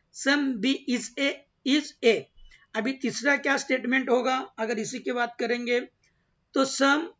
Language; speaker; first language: Hindi; non-native, local second language; Marathi